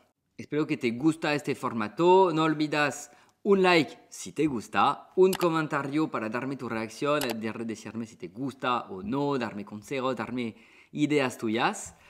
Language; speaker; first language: Spanish; non-native, fluent; French